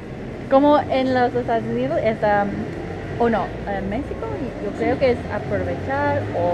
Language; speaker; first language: Spanish; non-native, learner; English